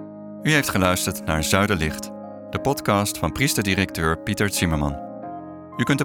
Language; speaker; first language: Dutch; native; Dutch